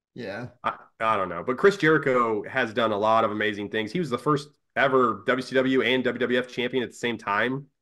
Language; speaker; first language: English; native; English